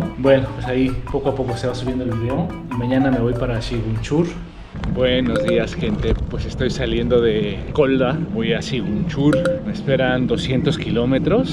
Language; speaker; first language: Spanish; native; Spanish